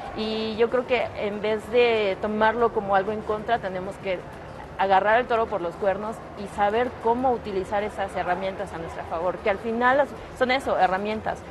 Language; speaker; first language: Spanish; non-native, local second language; Yucateco